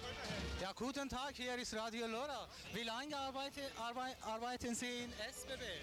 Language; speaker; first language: German; non-native, learner; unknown